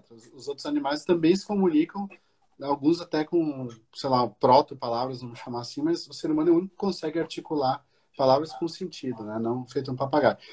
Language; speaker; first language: Portuguese; native; Portuguese